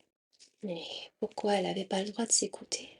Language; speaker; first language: French; native; French